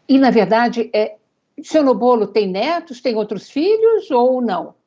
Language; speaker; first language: Portuguese; native; Portuguese